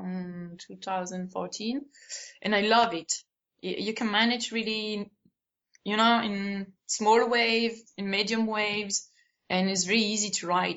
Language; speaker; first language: English; non-native, fluent; Spanish